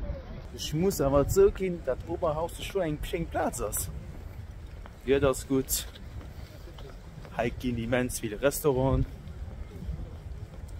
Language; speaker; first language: German; non-native, local second language; Luxembourgish